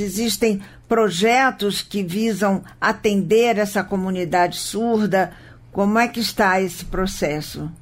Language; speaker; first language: Portuguese; native; Portuguese